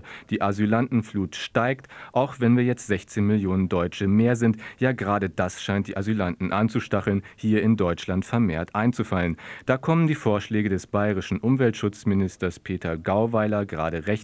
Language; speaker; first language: German; native; German